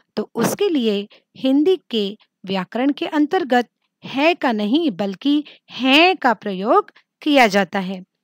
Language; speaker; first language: Hindi; non-native, local second language; Marathi